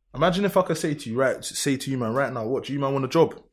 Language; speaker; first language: English; native; English